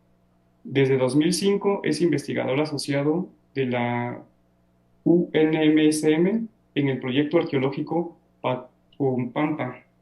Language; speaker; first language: Spanish; native; Spanish